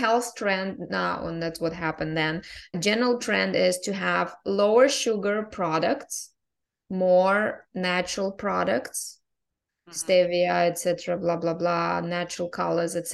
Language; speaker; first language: English; non-native, fluent; Russian